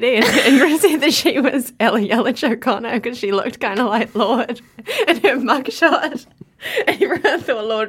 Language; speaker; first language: English; native; English